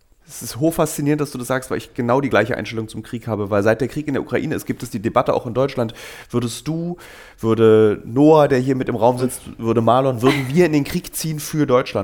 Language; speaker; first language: German; native; German